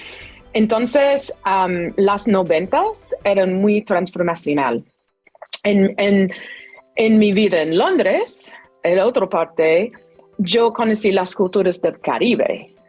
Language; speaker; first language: Spanish; non-native, fluent; English